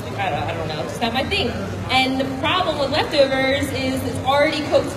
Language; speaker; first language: English; native; English